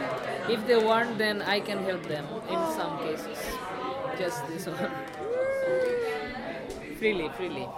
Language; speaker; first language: English; non-native, learner; Bangla